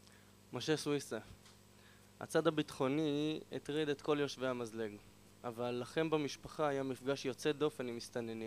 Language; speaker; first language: Hebrew; native; Hebrew